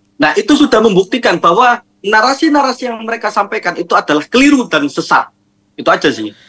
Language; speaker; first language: Indonesian; non-native, local second language; Madurese